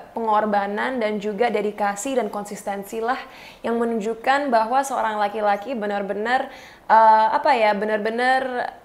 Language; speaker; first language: Indonesian; native; Indonesian